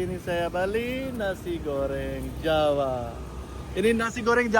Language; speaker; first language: Indonesian; non-native, learner; Urdu